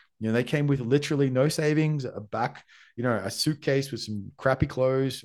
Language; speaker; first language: English; native; English